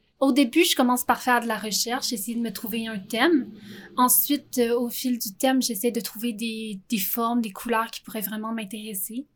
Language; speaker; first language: French; native; French